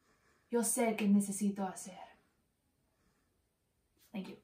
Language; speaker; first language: Spanish; non-native, learner; English